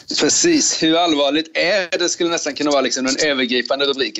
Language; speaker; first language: Swedish; native; Swedish